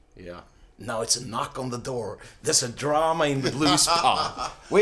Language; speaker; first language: English; non-native, fluent; Swedish